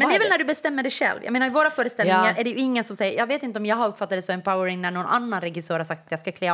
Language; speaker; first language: Swedish; native; Swedish